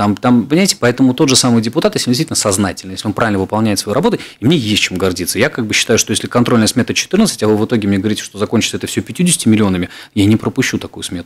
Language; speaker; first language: Russian; native; Russian